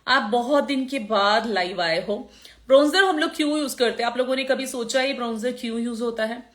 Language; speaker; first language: Hindi; non-native, local second language; Gujarati